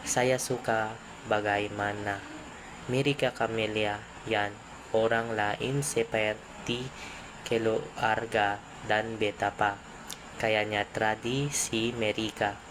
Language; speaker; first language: Indonesian; non-native, learner; Filipino